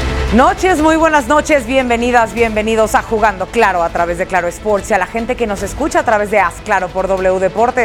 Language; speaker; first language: Spanish; native; Spanish